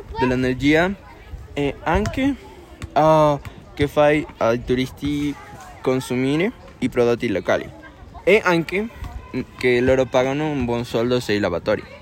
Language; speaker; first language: Italian; non-native, learner; Spanish